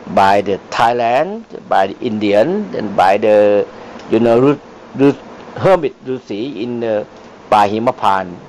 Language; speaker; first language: English; non-native, fluent; Thai